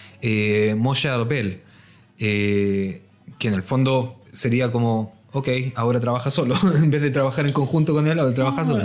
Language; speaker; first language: Spanish; native; Spanish